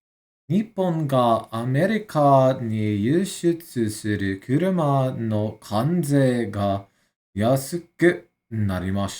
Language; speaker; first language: Japanese; non-native, learner; English